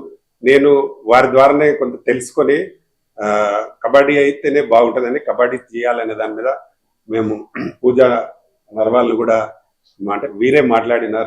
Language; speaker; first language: Telugu; native; Telugu